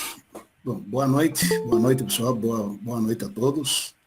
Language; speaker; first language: Portuguese; non-native, fluent; Spanish